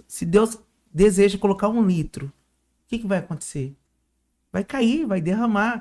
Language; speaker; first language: Portuguese; native; Portuguese